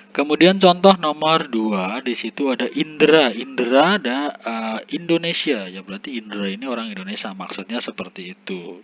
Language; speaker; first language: Indonesian; native; Indonesian